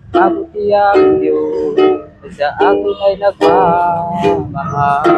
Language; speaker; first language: Filipino; non-native, local second language; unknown